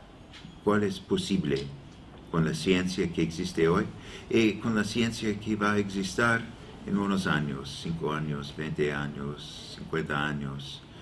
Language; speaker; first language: Spanish; non-native, learner; English